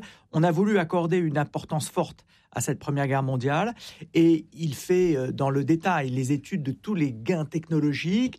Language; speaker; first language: French; native; French